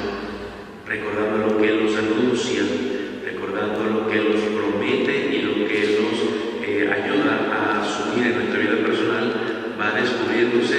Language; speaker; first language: Spanish; native; Spanish